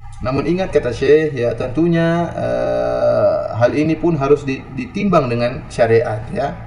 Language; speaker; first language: Indonesian; native; Indonesian